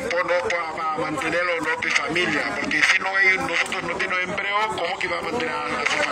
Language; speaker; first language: Spanish; non-native, learner; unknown